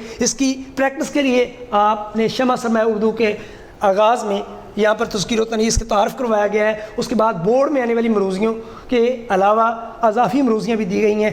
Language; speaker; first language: Urdu; non-native, local second language; Punjabi